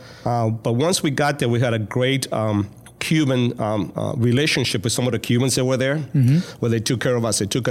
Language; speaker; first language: English; early bilingual, other home language; Spanish